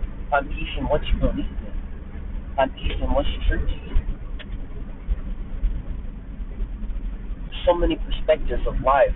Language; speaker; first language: English; native; English